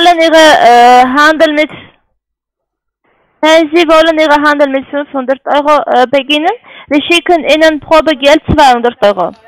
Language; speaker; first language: German; non-native, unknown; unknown